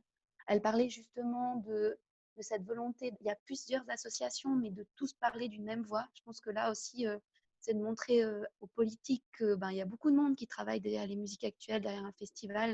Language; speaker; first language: French; native; French